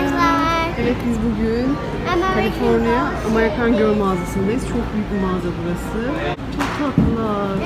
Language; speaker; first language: Turkish; native; Turkish